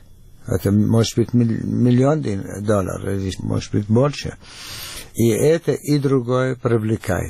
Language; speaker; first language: Russian; non-native, fluent; Arabic